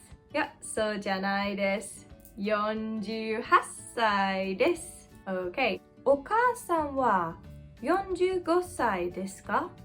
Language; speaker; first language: Japanese; non-native, fluent; English